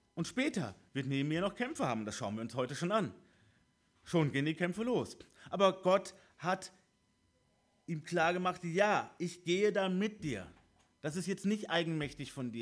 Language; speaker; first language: German; native; German